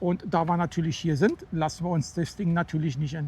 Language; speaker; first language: German; native; German